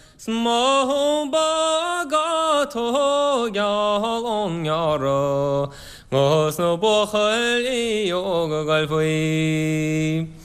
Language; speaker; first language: Irish; native; Irish